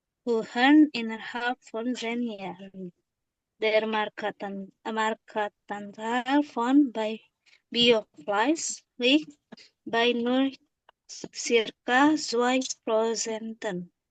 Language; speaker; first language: German; non-native, learner; Indonesian